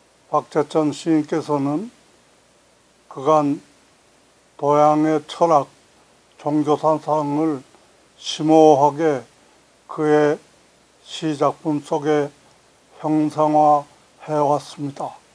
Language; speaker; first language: Korean; native; Korean